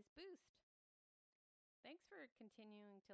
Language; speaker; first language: English; native; English